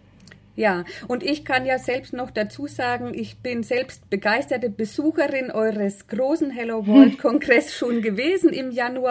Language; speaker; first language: German; native; German